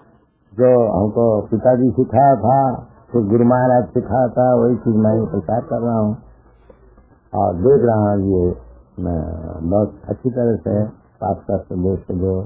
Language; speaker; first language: Hindi; non-native, local second language; Bangla